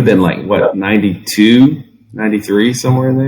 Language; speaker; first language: English; native; English